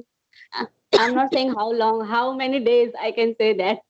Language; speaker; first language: English; non-native, learner; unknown